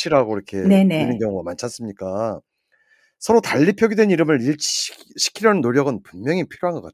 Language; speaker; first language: Korean; native; Korean